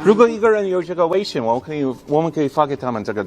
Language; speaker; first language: Chinese; non-native, learner; English